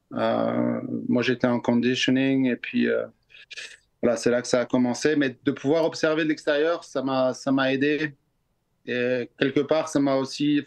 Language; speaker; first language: French; native; French